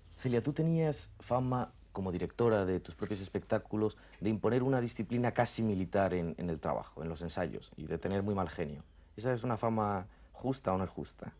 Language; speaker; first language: Spanish; native; Spanish